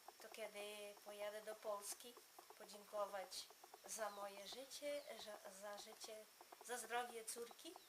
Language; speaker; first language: Polish; early bilingual, heritage; Polish